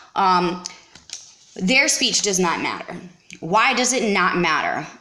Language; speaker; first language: English; native; English